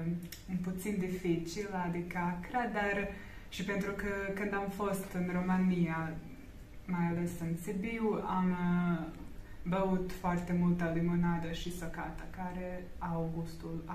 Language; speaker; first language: Romanian; non-native, learner; Croatian